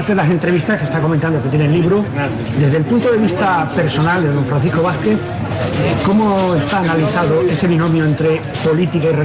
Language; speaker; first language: Spanish; native; Spanish